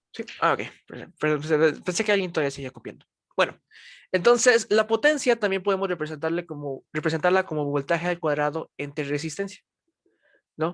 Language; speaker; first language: Spanish; native; Spanish